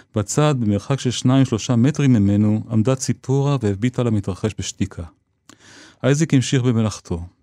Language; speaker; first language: Hebrew; native; Hebrew